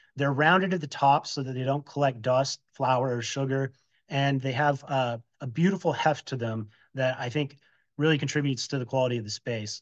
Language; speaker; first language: English; native; English